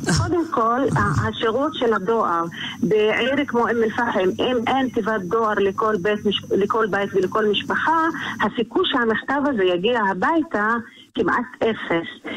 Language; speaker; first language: Hebrew; non-native, local second language; Arabic